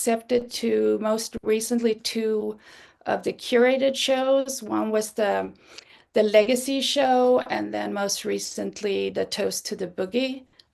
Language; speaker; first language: English; non-native, fluent; Swedish